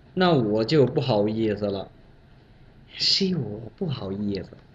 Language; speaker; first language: Chinese; non-native, fluent; Bangla